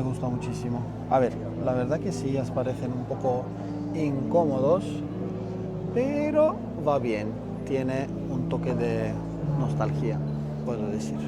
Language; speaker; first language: Spanish; non-native, learner; Turkish